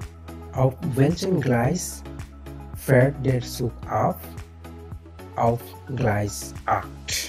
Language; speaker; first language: German; non-native, fluent; Bangla